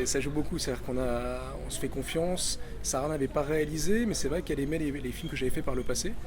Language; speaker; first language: French; native; French